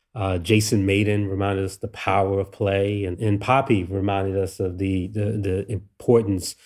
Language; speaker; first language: English; native; English